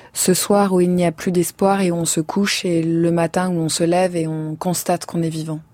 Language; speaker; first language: French; native; French